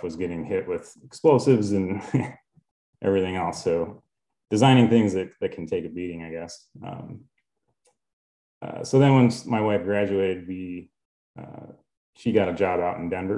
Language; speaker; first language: English; native; English